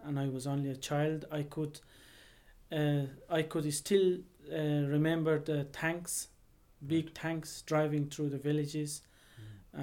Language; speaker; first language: English; non-native, fluent; Persian